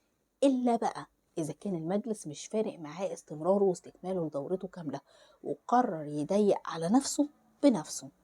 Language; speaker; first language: Arabic; native; Arabic